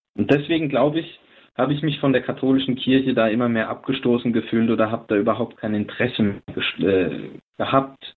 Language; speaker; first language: German; native; German